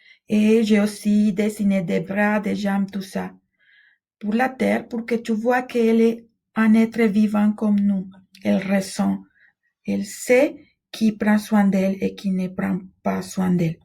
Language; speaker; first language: French; non-native, fluent; Spanish